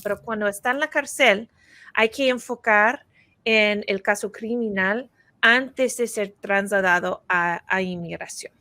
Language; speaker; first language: Spanish; non-native, fluent; English